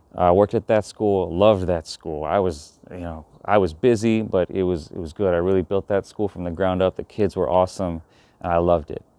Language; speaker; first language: English; native; English